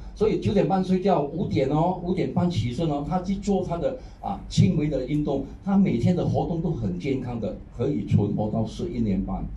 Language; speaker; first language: Chinese; non-native, local second language; Hakka Chinese